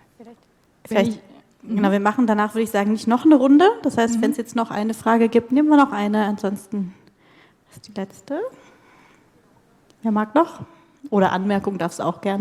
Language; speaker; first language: German; native; German